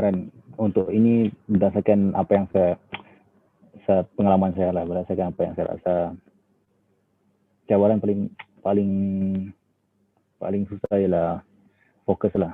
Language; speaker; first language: Malay; non-native, local second language; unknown